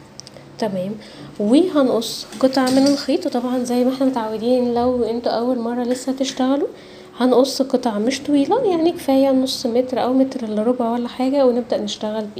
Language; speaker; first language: Arabic; native; Arabic